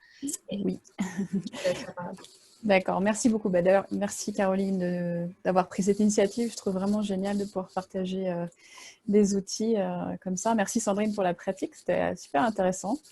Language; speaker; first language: French; native; French